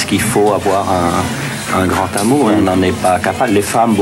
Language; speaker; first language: French; native; French